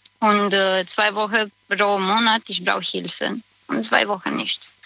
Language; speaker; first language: German; non-native, learner; Romanian